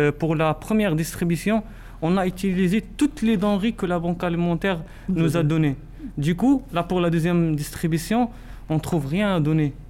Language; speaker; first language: French; non-native, local second language; Arabic